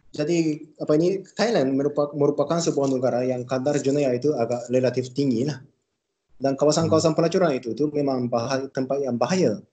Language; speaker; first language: Malay; non-native, fluent; Japanese